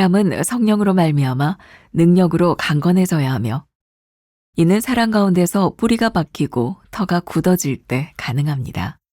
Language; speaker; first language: Korean; native; Korean